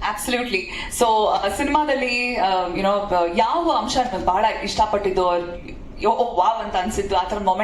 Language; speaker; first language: Kannada; native; Kannada